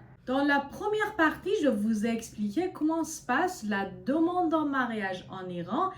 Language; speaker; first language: French; non-native, fluent; Persian